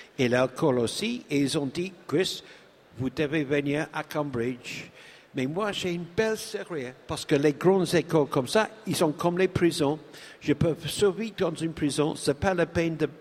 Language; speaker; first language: French; non-native, learner; English